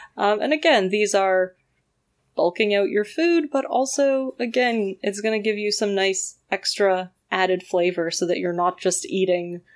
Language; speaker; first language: English; native; English